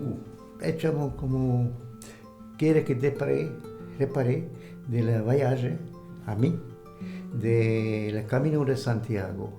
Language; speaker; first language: Spanish; non-native, learner; Hungarian